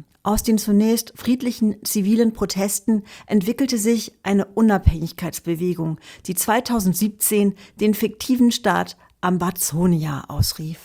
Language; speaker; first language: German; native; German